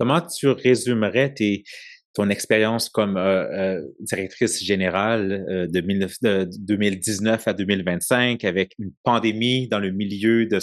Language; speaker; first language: French; native; French